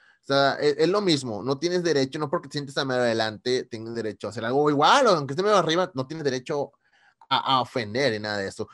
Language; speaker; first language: Spanish; native; Spanish